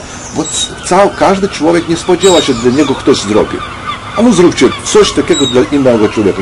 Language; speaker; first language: Polish; non-native, learner; Ukrainian